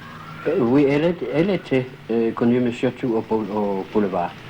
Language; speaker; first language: French; non-native, fluent; Danish